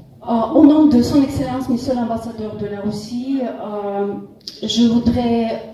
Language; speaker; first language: French; non-native, fluent; Russian